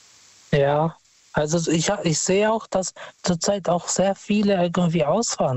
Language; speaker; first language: German; non-native, fluent; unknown